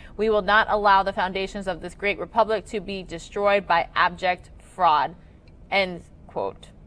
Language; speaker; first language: English; native; English